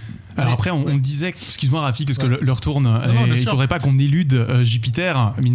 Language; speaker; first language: French; native; French